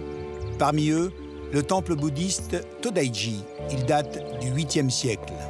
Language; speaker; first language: French; native; French